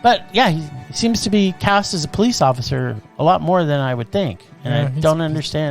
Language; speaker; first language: English; native; English